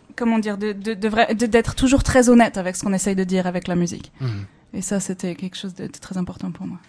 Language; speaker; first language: French; native; French